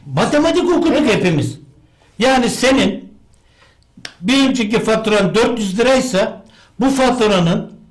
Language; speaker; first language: Turkish; native; Turkish